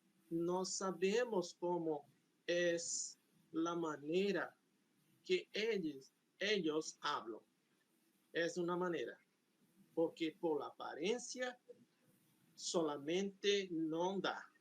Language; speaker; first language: Spanish; non-native, fluent; Portuguese